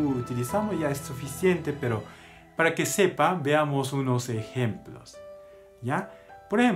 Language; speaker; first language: Spanish; non-native, learner; Japanese